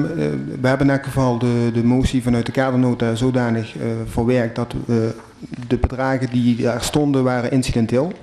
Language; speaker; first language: Dutch; native; Dutch